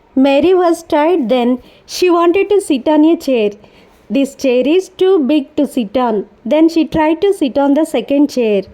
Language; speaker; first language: English; non-native, local second language; Telugu